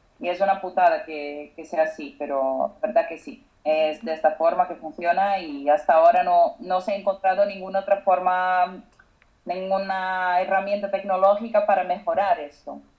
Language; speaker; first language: Spanish; non-native, fluent; Portuguese